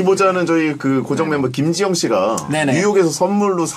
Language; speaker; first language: Korean; native; Korean